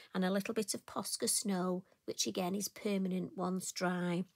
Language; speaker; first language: English; native; English